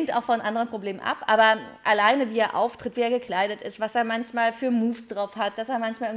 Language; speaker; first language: German; native; German